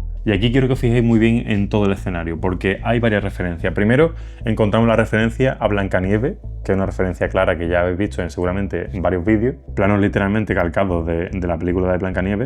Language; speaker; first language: Spanish; native; Spanish